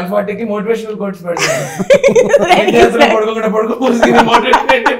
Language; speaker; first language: Telugu; native; Telugu